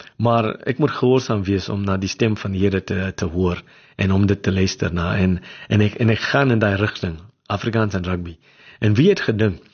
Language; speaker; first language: Afrikaans; non-native, local second language; English